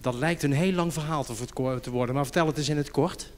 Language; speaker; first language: Dutch; native; Dutch